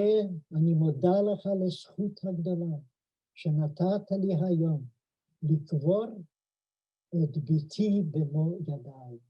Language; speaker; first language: Hebrew; non-native, fluent; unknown